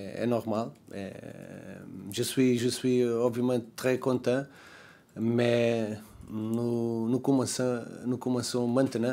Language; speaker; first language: French; non-native, learner; Portuguese